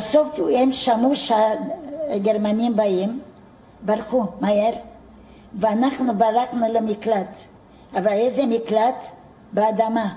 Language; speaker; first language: Hebrew; non-native, fluent; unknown